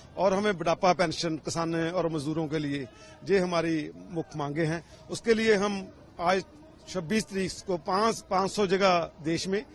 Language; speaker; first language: Hindi; non-native, local second language; Punjabi